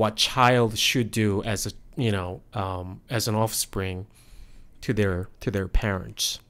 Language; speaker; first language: English; non-native, fluent; Korean